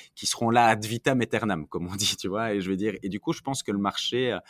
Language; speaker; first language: French; native; French